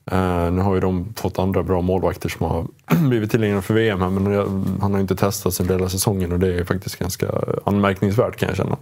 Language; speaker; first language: Swedish; native; Swedish